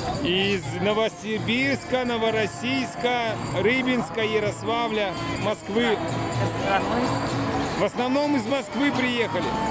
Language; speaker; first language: Russian; native; Russian